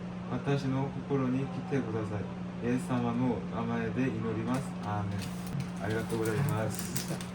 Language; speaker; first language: Japanese; non-native, learner; Korean